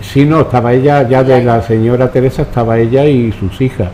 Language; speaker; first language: Spanish; native; Spanish